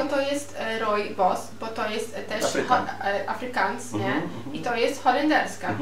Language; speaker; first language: Polish; non-native, learner; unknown